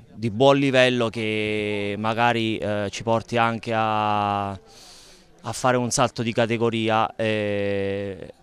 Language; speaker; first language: Italian; native; Italian